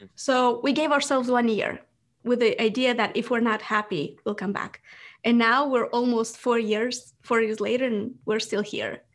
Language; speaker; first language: English; non-native, fluent; Romanian